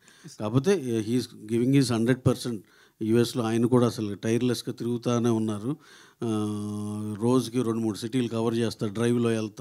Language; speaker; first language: Telugu; native; Telugu